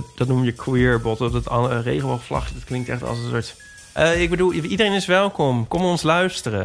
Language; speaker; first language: Dutch; native; Dutch